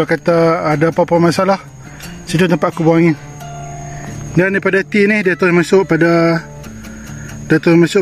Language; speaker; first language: Malay; native; Malay